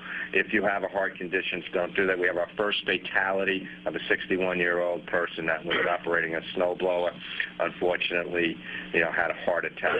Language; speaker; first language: English; native; English